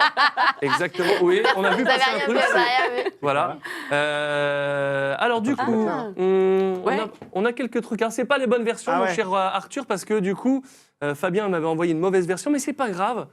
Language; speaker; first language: French; native; French